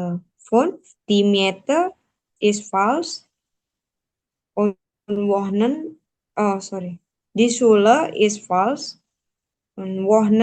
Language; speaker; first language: German; non-native, learner; Indonesian